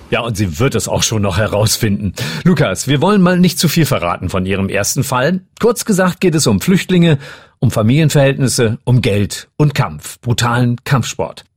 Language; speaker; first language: German; native; German